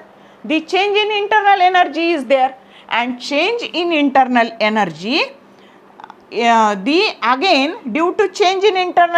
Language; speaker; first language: English; non-native, local second language; Marathi